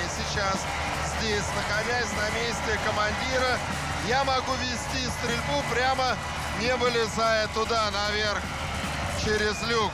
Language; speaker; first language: Russian; native; Russian